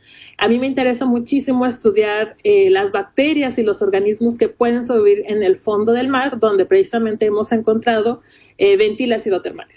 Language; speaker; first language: Spanish; native; Spanish